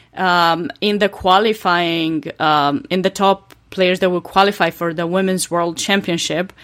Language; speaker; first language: English; non-native, fluent; Romanian